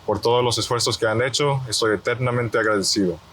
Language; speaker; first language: Spanish; early bilingual, heritage; Spanish